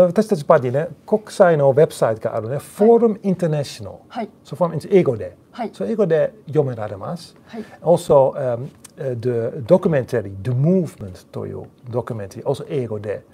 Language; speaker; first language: Japanese; non-native, learner; Dutch